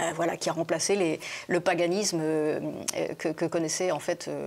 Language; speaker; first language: French; native; French